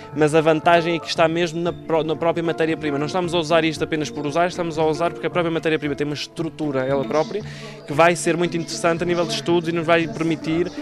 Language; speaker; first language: Portuguese; native; Portuguese